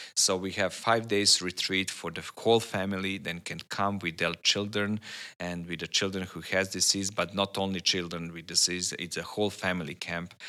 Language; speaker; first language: English; non-native, learner; Serbian